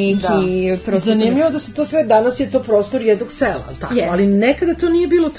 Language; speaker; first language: Serbian; native; Serbian